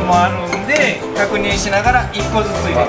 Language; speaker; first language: Japanese; native; Japanese